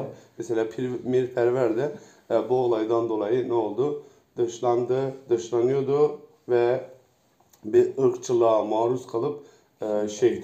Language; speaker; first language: Turkish; native; Turkish